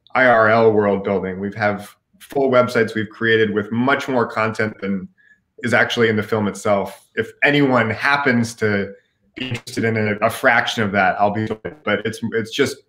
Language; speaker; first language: English; native; English